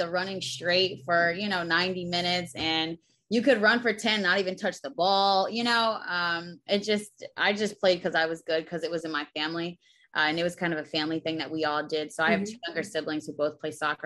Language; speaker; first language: English; native; English